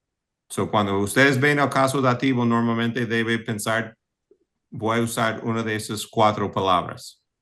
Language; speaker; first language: Spanish; non-native, fluent; English